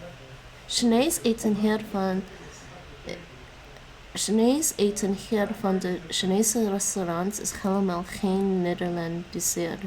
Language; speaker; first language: Dutch; non-native, learner; English